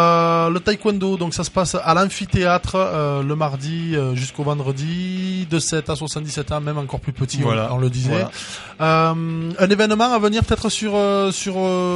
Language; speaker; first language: French; native; French